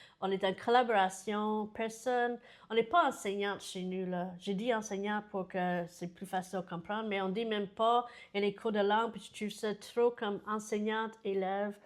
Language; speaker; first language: French; non-native, fluent; English